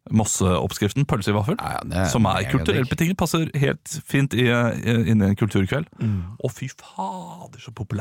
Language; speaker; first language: Norwegian; native; Norwegian